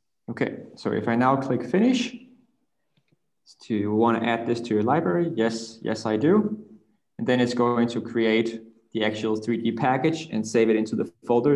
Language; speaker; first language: English; non-native, fluent; Danish